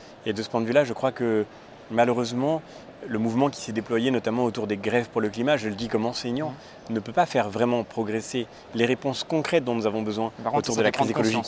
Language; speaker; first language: French; native; French